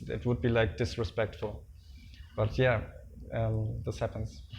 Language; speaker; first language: English; non-native, fluent; German